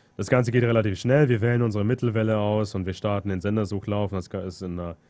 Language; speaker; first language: German; native; German